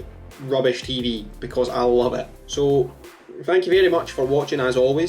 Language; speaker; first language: English; native; English